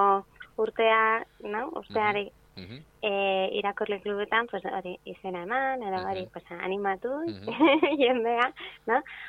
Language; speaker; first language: Basque; non-native, fluent; Spanish